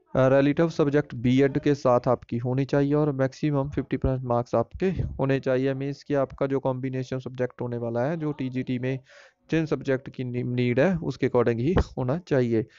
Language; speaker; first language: Hindi; non-native, local second language; Punjabi